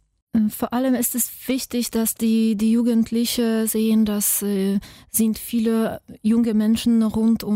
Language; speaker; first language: German; non-native, fluent; Polish